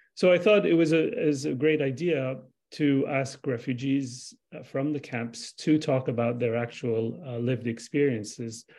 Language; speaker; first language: English; early bilingual, other home language; Arabic